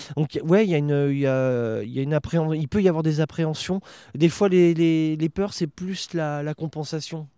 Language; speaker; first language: French; native; French